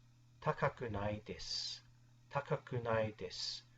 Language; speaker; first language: Japanese; non-native, fluent; English